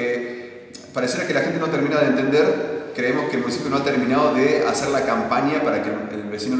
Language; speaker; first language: Spanish; native; Spanish